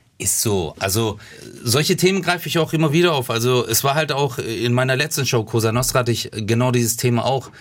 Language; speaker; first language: German; early bilingual, other home language; Turkish